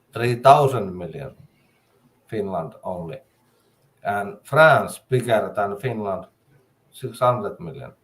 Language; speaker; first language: English; non-native, learner; Finnish